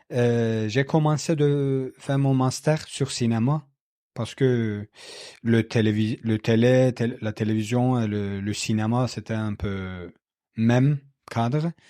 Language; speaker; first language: French; non-native, learner; Kurdish